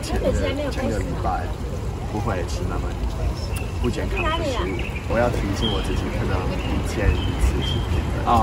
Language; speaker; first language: Chinese; non-native, fluent; English